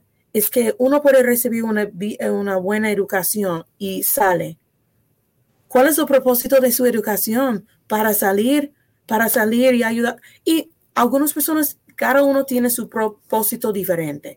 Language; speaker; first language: Spanish; non-native, fluent; English